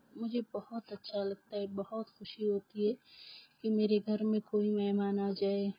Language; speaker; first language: Urdu; non-native, local second language; Baluchi